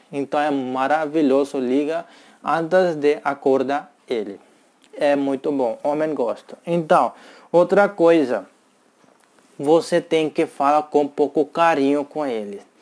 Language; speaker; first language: Portuguese; non-native, learner; Hindi